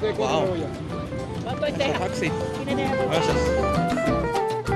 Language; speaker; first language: Spanish; non-native, learner; Japanese